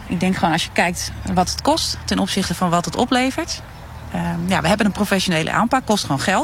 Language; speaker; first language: Dutch; native; Dutch